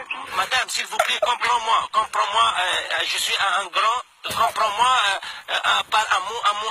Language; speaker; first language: French; non-native, learner; Arabic